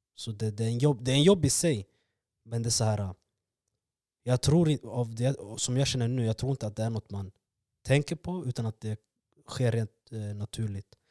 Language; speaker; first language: Swedish; early bilingual, other home language; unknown